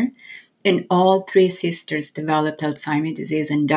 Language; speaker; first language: English; non-native, fluent; Italian